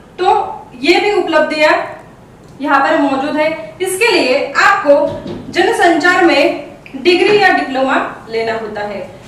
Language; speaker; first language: Hindi; non-native, local second language; Marathi